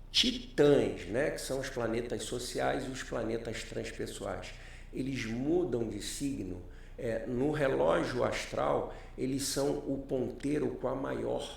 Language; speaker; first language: Portuguese; native; Portuguese